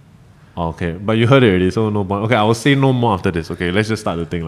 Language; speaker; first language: English; native; English